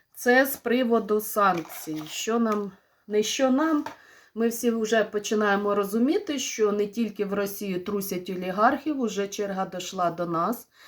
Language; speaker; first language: Ukrainian; non-native, local second language; Russian